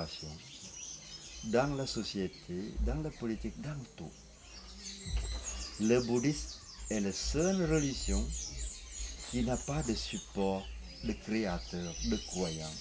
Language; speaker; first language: French; non-native, fluent; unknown